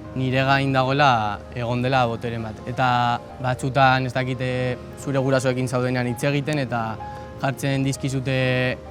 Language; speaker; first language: Basque; non-native, local second language; Spanish